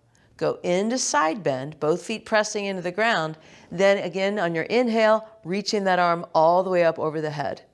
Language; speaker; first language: English; native; English